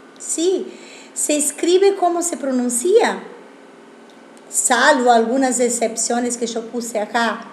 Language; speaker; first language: Spanish; non-native, fluent; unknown